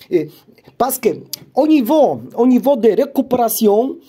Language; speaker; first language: French; non-native, learner; Polish